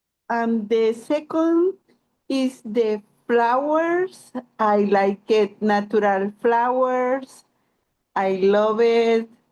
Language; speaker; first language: English; non-native, learner; Spanish